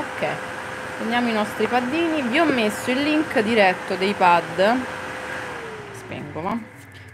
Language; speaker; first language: Italian; native; Italian